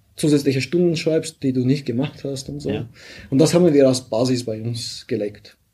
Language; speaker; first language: German; non-native, fluent; Bulgarian